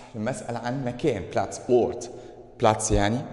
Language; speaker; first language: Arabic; native; Arabic